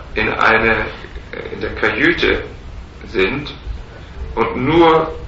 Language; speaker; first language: German; native; German